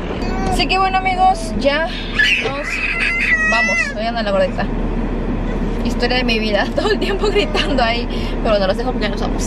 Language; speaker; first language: Spanish; native; Spanish